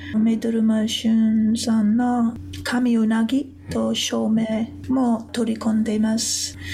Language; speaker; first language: Japanese; non-native, fluent; English